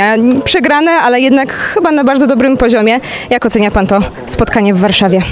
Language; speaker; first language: Polish; native; Polish